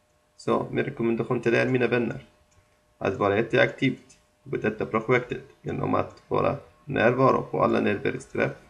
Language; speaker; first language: Swedish; non-native, local second language; Arabic